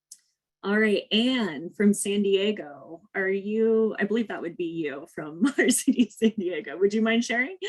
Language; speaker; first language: English; native; English